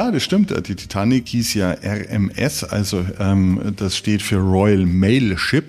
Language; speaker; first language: German; native; German